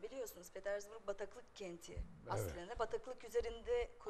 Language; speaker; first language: Turkish; non-native, fluent; Russian